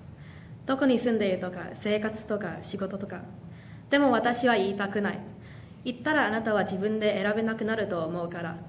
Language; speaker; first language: Japanese; non-native, learner; English